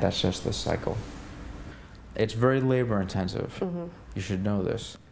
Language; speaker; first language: English; native; English